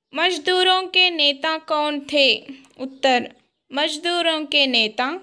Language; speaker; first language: Hindi; non-native, local second language; Kannada